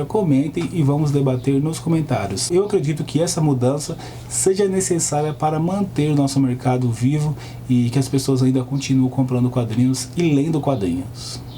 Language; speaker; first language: Portuguese; native; Portuguese